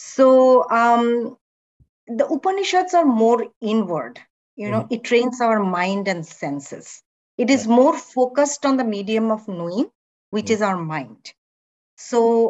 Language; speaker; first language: English; non-native, local second language; Bangla